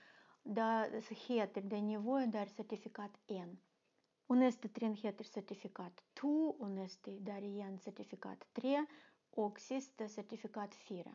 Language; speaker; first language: Norwegian; non-native, fluent; Russian